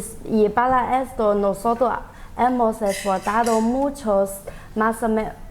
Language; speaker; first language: Spanish; non-native, learner; Chinese